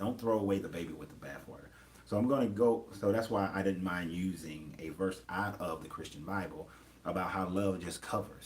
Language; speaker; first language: English; native; English